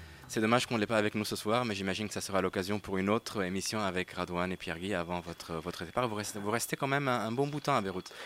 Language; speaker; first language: French; non-native, local second language; Arabic